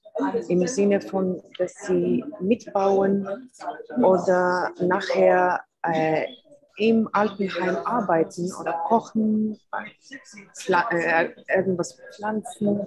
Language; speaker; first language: German; non-native, fluent; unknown